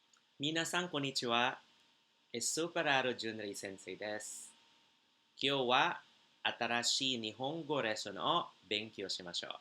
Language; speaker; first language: Japanese; non-native, fluent; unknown